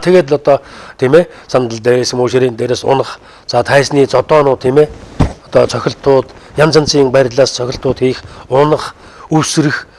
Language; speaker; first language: Mongolian; native; Mongolian